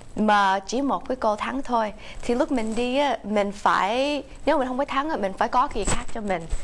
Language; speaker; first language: Vietnamese; early bilingual, heritage; Vietnamese